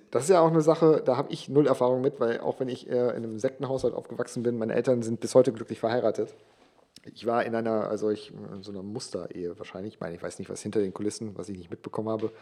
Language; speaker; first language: German; non-native, local second language; English